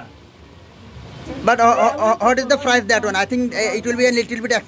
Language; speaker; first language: English; non-native, learner; Bangla